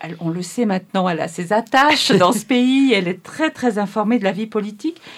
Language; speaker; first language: French; native; French